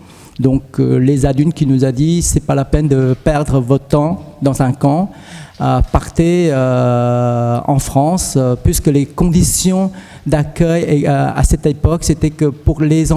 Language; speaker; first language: French; early bilingual, other home language; Vietnamese